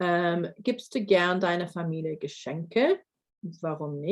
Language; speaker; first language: German; non-native, fluent; English